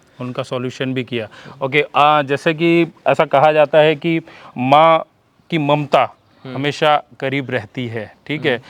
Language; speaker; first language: Hindi; native; Hindi